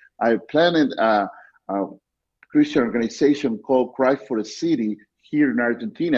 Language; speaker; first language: English; non-native, fluent; Spanish